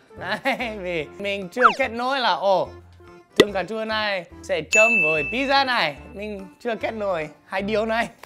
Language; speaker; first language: Vietnamese; non-native, fluent; English